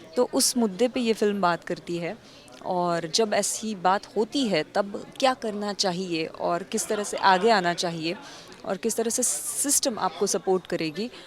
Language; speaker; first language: Hindi; non-native, local second language; Marathi